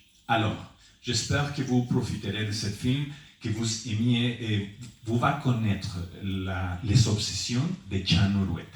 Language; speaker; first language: French; non-native, fluent; Spanish